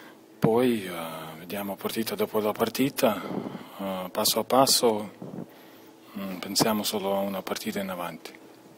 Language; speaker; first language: Italian; non-native, fluent; Lithuanian